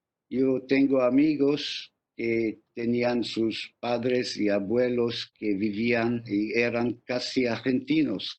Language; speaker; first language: Spanish; non-native, fluent; English